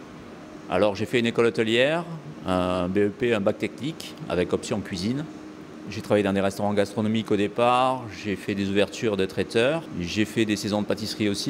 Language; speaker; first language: French; native; French